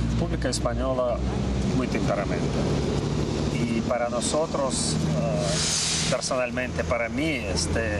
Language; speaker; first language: Spanish; non-native, learner; Russian